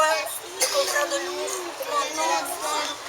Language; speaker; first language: French; native; French